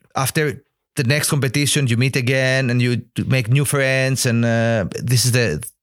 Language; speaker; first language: English; non-native, learner; Greek